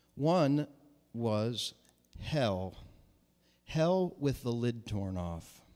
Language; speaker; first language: English; native; English